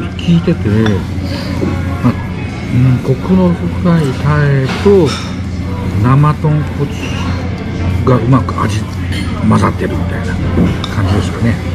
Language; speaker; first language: Japanese; non-native, fluent; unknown